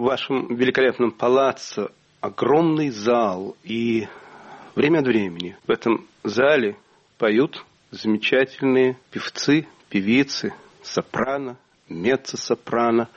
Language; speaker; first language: Russian; native; Russian